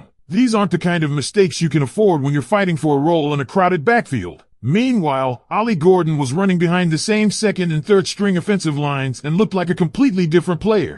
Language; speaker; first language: English; native; English